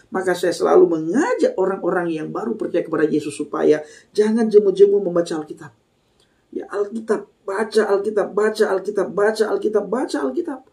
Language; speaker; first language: Indonesian; non-native, local second language; Achinese